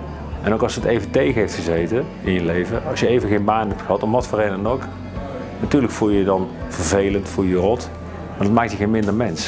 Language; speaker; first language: Dutch; native; Dutch